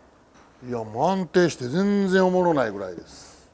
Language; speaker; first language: Japanese; native; Japanese